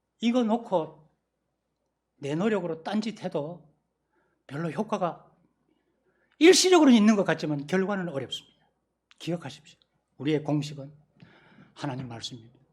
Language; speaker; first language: Korean; native; Korean